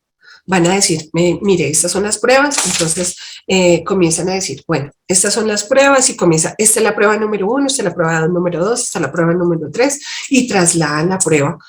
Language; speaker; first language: Spanish; native; Spanish